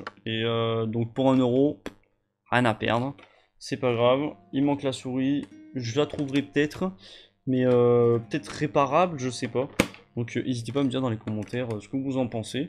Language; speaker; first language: French; native; French